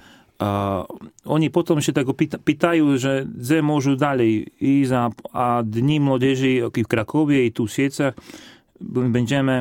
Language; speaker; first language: Polish; non-native, learner; Slovak